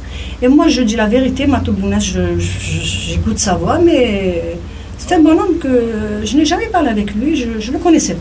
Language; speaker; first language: French; non-native, local second language; Kabyle